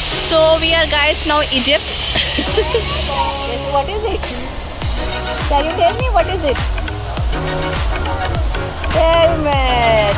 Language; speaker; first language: English; non-native, learner; Hindi